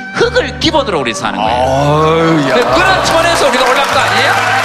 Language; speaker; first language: Korean; native; Korean